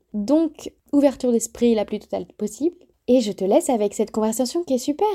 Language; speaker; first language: French; native; French